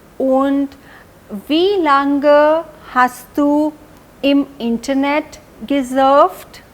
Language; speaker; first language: German; non-native, fluent; Hindi